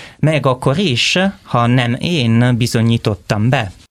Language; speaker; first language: Hungarian; non-native, learner; Italian